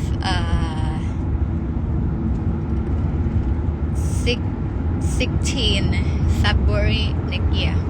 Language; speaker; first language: English; non-native, learner; Thai